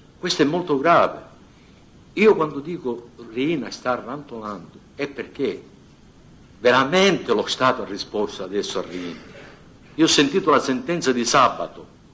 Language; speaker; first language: Italian; native; Italian